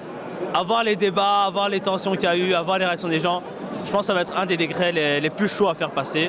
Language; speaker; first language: French; native; French